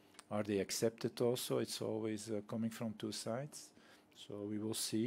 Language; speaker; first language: English; non-native, fluent; Dutch